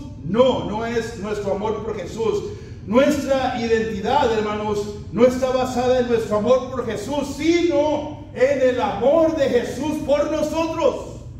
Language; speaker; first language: Spanish; native; Spanish